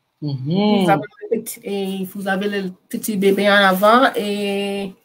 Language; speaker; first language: French; non-native, learner; English